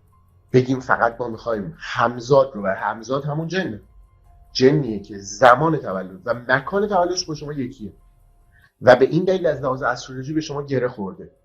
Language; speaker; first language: Persian; native; Persian